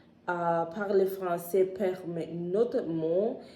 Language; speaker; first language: French; non-native, learner; Spanish